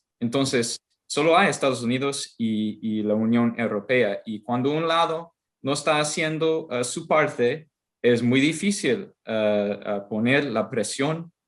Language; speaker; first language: Spanish; non-native, fluent; English